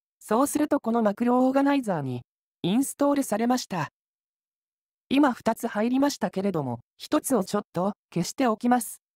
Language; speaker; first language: Japanese; native; Japanese